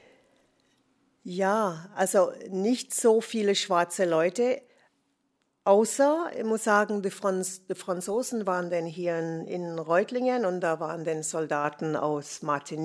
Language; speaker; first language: German; non-native, fluent; English